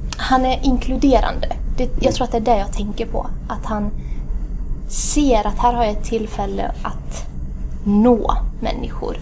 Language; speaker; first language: Swedish; early bilingual, other home language; Tigrinya